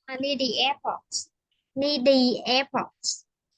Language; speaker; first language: English; non-native, fluent; Vietnamese